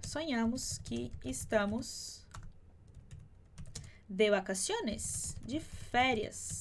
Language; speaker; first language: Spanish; non-native, fluent; Portuguese